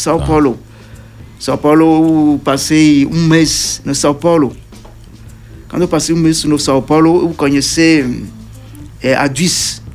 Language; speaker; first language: Portuguese; non-native, learner; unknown